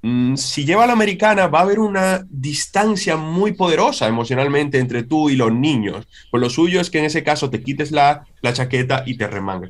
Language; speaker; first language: Spanish; native; Spanish